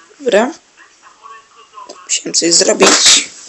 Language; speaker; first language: Polish; native; Polish